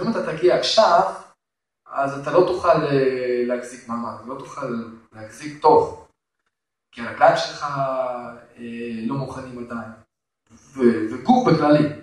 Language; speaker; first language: Hebrew; non-native, fluent; Russian